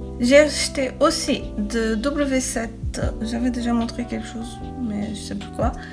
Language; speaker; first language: French; early bilingual, other home language; Portuguese